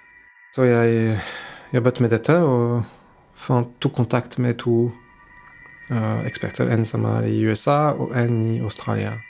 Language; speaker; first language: Norwegian; non-native, fluent; French